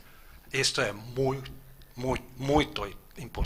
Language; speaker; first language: Spanish; non-native, fluent; German